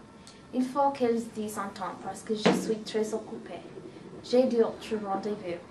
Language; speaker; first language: French; non-native, learner; English